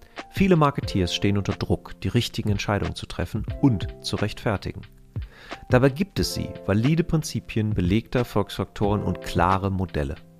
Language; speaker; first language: German; native; German